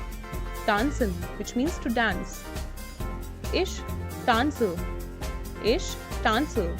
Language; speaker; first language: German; non-native, learner; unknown